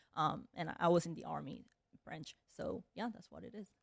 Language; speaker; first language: English; early bilingual, other home language; Korean